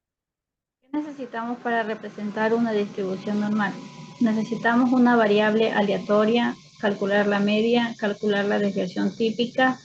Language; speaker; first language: Spanish; native; Spanish